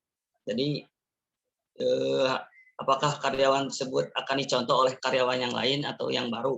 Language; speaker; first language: Indonesian; native; Indonesian